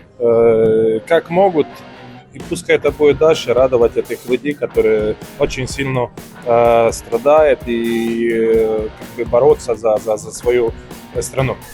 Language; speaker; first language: Russian; non-native, fluent; Polish